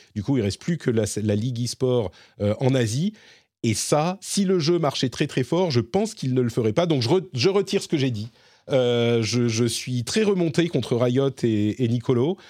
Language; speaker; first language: French; native; French